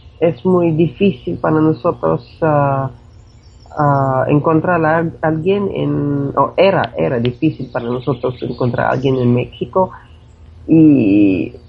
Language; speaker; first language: Spanish; non-native, fluent; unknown